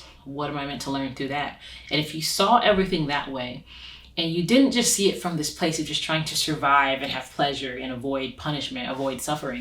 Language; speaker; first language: English; native; English